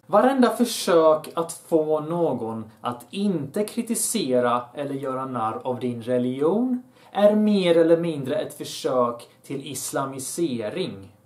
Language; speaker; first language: Swedish; early bilingual, other home language; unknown